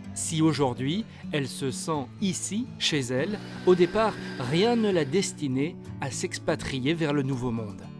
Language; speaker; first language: French; native; French